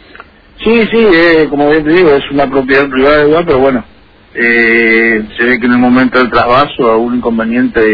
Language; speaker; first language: Spanish; native; Spanish